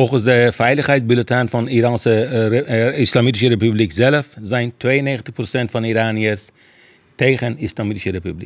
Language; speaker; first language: Dutch; non-native, fluent; Persian